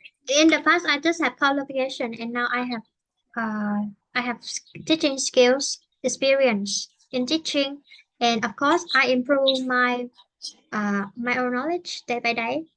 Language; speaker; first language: English; non-native, fluent; Vietnamese